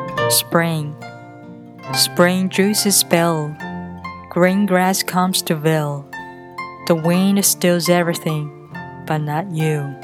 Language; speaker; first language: English; non-native, fluent; Chinese